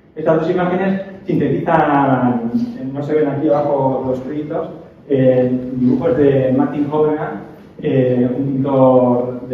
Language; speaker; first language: Spanish; native; Spanish